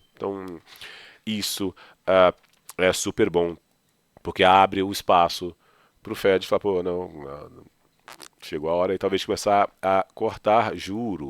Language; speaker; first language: Portuguese; native; Portuguese